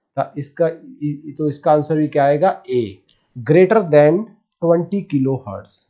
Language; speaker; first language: Hindi; non-native, local second language; Punjabi